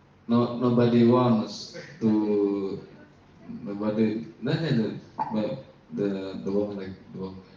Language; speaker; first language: English; non-native, learner; Indonesian